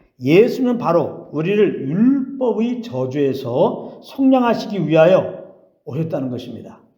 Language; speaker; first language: Korean; native; Korean